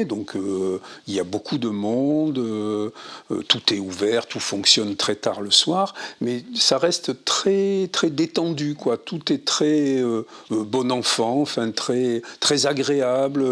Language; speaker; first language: French; native; French